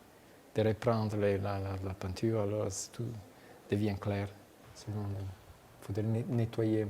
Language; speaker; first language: French; non-native, fluent; Italian